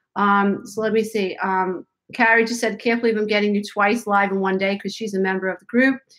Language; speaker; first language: English; native; English